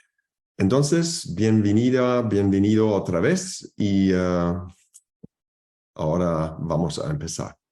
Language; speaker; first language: Spanish; non-native, fluent; German